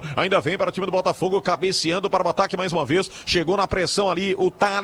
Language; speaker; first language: Portuguese; native; Portuguese